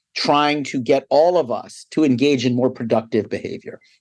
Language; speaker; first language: English; native; English